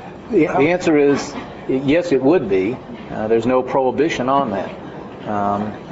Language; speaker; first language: English; native; English